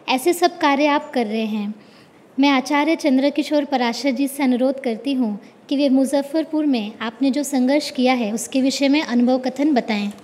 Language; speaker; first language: Hindi; native; Hindi